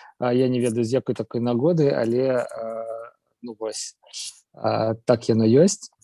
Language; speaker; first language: Belarusian; non-native, local second language; Russian